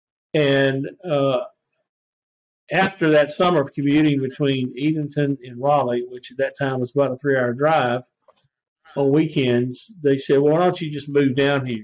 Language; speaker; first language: English; native; English